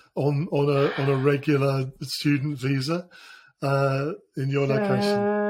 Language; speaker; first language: English; native; English